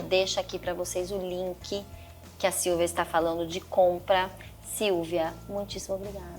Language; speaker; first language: Portuguese; native; Portuguese